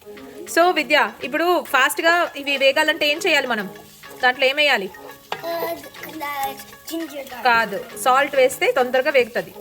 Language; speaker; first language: Telugu; native; Telugu